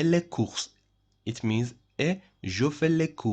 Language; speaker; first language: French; non-native, fluent; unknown